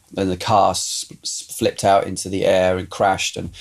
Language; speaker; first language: English; native; English